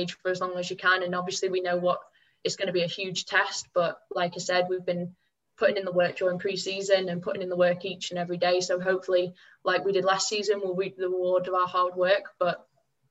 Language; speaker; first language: English; native; English